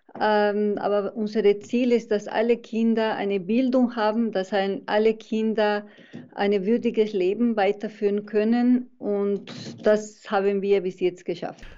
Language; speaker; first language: German; non-native, fluent; Spanish